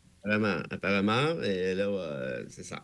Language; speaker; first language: French; native; French